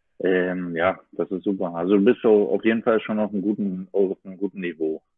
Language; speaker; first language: German; native; German